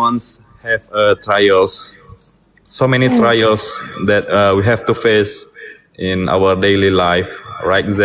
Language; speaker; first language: English; non-native, learner; Indonesian